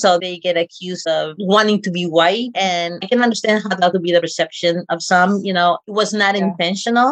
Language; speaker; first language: English; early bilingual, other home language; Spanish